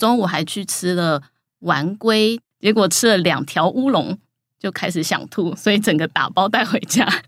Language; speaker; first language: Chinese; native; Chinese